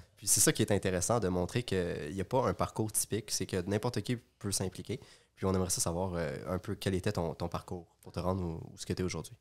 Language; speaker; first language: French; native; French